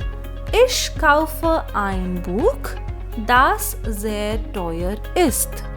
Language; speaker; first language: German; non-native, fluent; Hindi